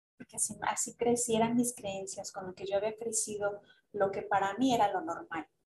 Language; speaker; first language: Spanish; native; Spanish